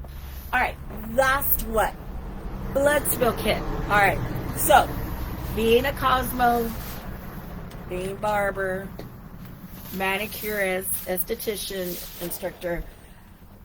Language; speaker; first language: English; native; English